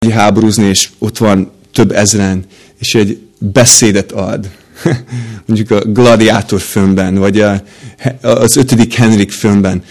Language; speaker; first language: Hungarian; non-native, fluent; English